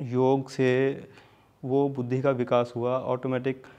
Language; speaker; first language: Hindi; native; Hindi